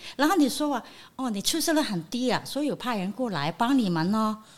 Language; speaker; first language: Chinese; non-native, fluent; Cantonese